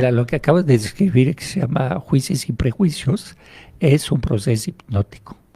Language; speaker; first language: Spanish; non-native, fluent; French